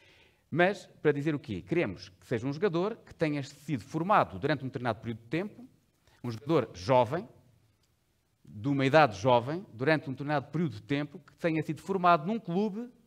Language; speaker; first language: Portuguese; native; Portuguese